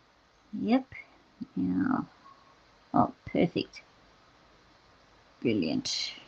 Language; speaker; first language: English; native; English